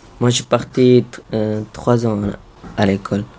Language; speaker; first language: French; non-native, learner; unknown